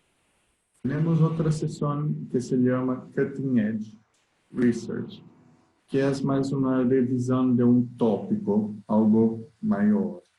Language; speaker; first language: Spanish; non-native, learner; Portuguese